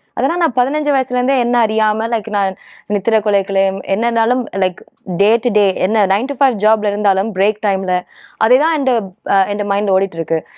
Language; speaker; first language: Tamil; early bilingual, heritage; Tamil